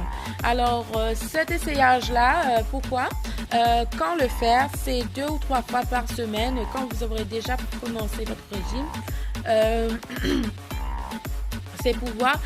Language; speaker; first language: French; native; French